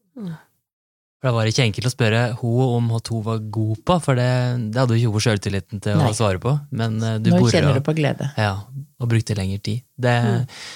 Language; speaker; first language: Norwegian; native; Norwegian